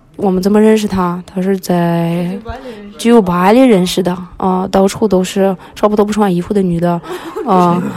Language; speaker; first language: Chinese; early bilingual, other home language; Russian